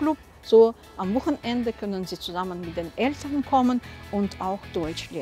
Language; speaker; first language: German; non-native, local second language; Russian